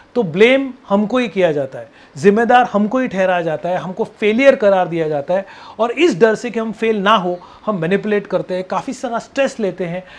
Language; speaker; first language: Hindi; non-native, local second language; Marathi